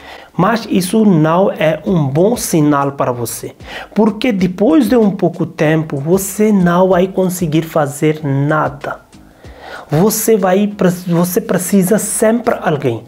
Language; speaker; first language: Portuguese; non-native, learner; Hindi